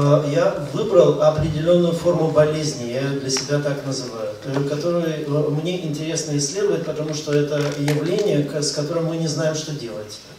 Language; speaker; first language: Russian; native; Russian